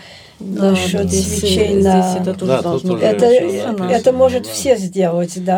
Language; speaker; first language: Russian; early bilingual, heritage; Russian